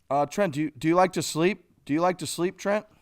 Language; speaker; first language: English; native; English